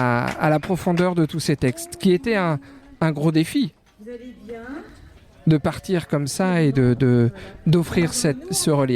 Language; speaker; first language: French; native; French